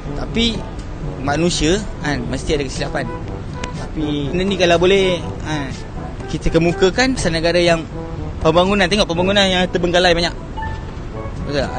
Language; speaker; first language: Malay; native; Malay